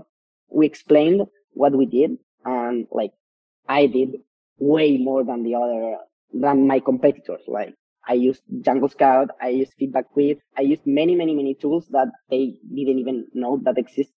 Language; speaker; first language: English; non-native, fluent; Spanish